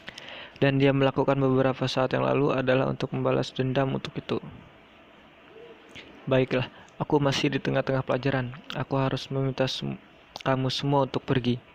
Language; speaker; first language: Indonesian; native; Indonesian